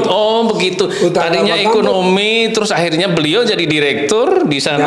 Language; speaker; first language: Indonesian; native; Indonesian